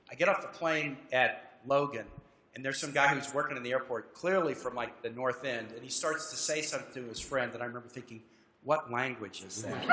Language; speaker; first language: English; native; English